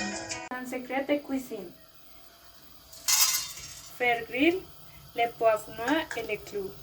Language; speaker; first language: French; non-native, learner; Spanish